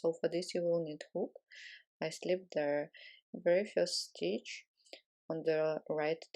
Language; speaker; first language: English; non-native, fluent; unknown